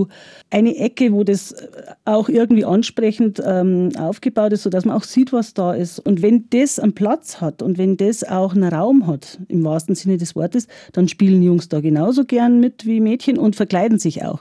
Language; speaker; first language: German; native; German